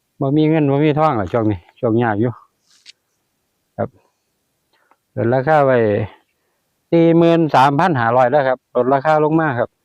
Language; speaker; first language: Thai; non-native, local second language; Lao